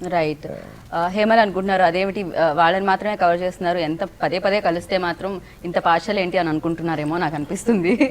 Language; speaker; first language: Telugu; native; Telugu